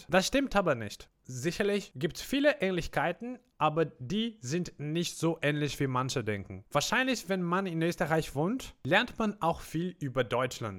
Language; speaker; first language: German; non-native, fluent; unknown